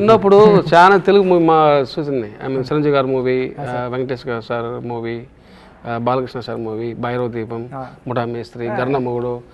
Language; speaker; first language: Telugu; non-native, learner; Tamil